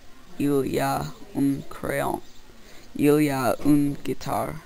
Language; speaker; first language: French; non-native, learner; English